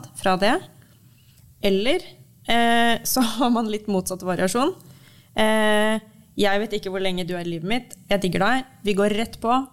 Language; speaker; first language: Norwegian; early bilingual, heritage; Norwegian